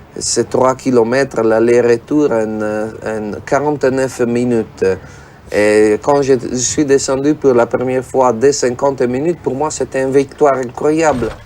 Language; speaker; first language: French; non-native, fluent; Italian